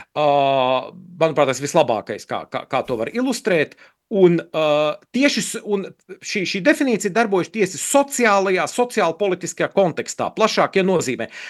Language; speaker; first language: Latvian; native; Latvian